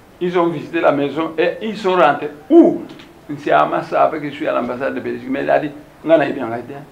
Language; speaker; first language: French; non-native, local second language; Kongo